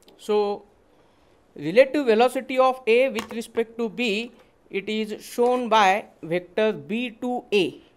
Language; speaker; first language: English; non-native, local second language; Marathi